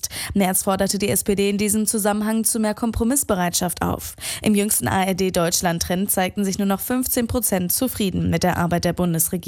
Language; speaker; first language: German; native; German